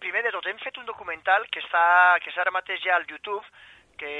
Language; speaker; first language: Catalan; non-native, fluent; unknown